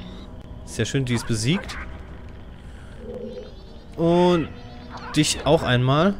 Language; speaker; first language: German; native; German